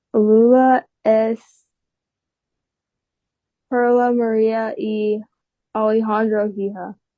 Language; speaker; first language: Spanish; non-native, learner; English